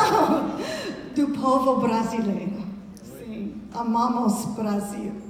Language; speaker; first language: Portuguese; non-native, learner; English